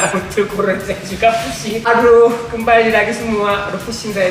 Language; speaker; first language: Indonesian; non-native, learner; Korean